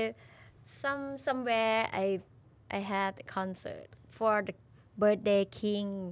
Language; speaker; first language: English; non-native, learner; Thai